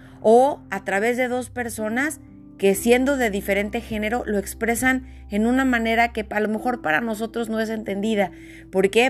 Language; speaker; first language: Spanish; native; Spanish